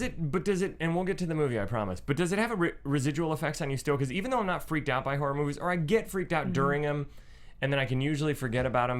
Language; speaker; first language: English; native; English